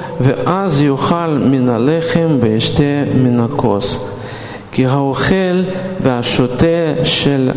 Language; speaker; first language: Hebrew; non-native, fluent; Russian